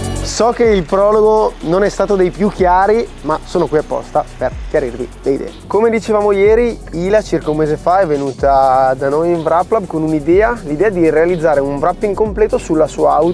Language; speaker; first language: Italian; native; Italian